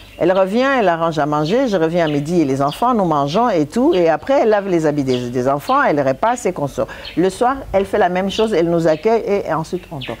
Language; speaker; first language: French; non-native, local second language; Lingala